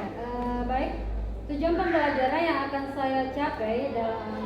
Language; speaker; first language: Indonesian; native; Indonesian